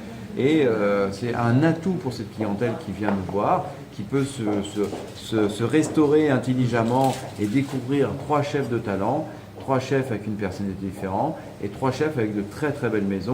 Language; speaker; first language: French; native; French